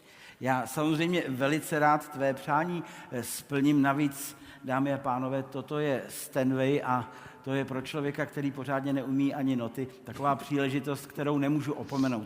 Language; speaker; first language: Czech; native; Czech